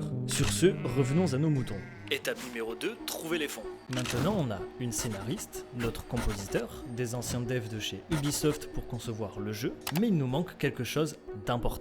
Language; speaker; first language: French; native; French